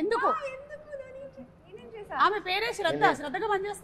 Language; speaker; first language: Telugu; native; Telugu